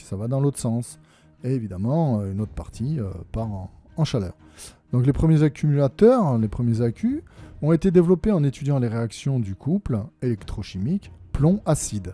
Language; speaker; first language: French; native; French